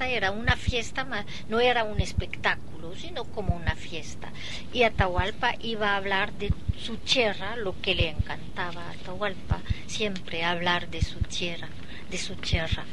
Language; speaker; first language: Spanish; non-native, fluent; French